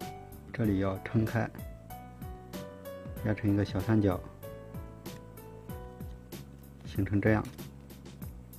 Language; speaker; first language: Chinese; native; Chinese